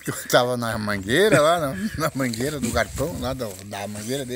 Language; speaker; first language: Portuguese; native; Portuguese